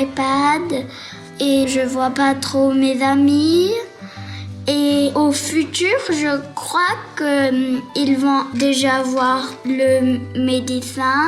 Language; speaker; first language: French; non-native, learner; English